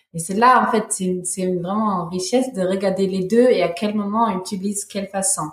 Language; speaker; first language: French; non-native, fluent; German